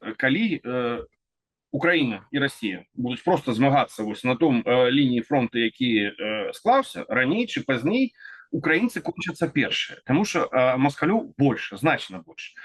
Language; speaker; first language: Belarusian; non-native, local second language; Russian